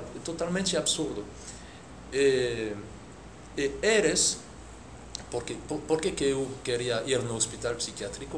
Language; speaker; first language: Portuguese; non-native, fluent; French